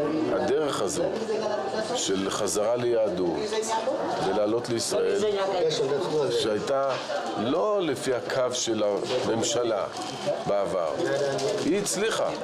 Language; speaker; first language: Hebrew; non-native, local second language; Amharic